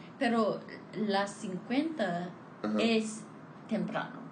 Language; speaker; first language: Spanish; non-native, fluent; English